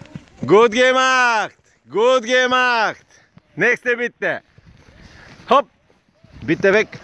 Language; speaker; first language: German; non-native, learner; Bulgarian